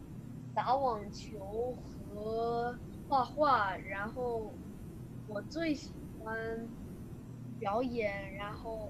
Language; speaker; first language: Chinese; early bilingual, other home language; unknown